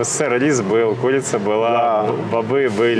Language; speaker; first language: Russian; native; Russian